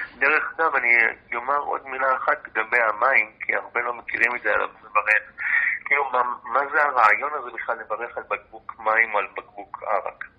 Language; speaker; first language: Hebrew; native; Hebrew